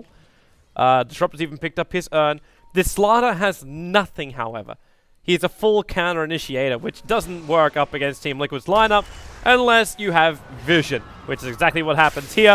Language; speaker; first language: English; native; English